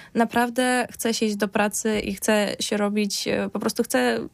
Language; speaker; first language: Polish; non-native, fluent; Ukrainian